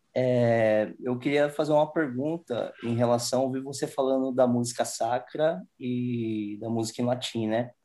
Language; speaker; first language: Portuguese; native; Portuguese